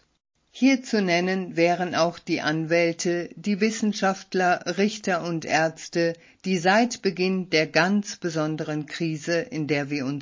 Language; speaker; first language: German; native; German